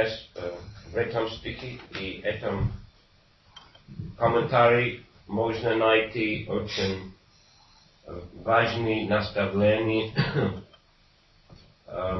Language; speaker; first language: Russian; non-native, fluent; English